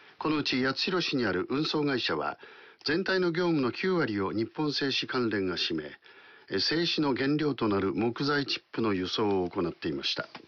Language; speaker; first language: Japanese; native; Japanese